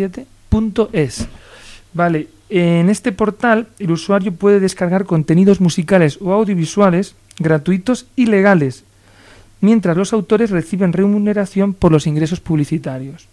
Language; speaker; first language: Spanish; native; Spanish